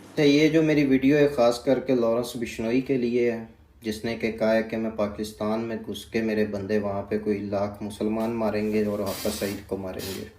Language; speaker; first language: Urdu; non-native, local second language; Punjabi